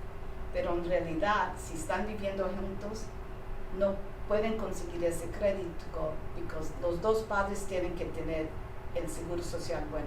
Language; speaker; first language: Spanish; early bilingual, heritage; Spanish